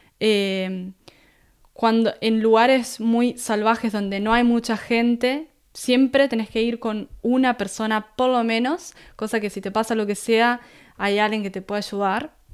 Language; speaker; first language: Spanish; native; Spanish